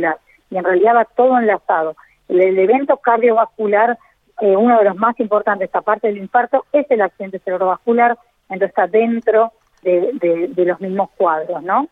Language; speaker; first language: Spanish; native; Spanish